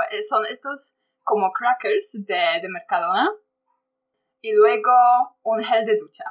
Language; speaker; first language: Spanish; non-native, fluent; Polish